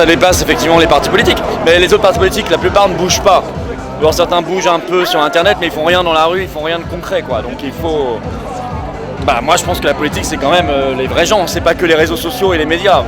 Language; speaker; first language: French; native; French